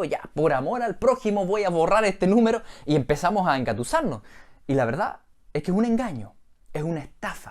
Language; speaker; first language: Spanish; native; Spanish